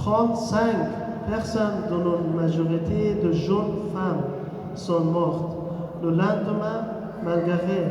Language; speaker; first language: French; non-native, learner; Persian